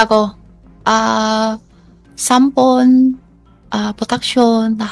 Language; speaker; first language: Filipino; non-native, learner; Chinese